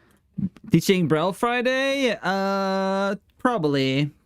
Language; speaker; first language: English; native; English